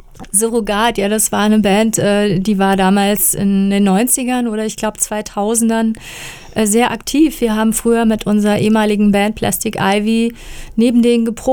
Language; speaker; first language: German; native; German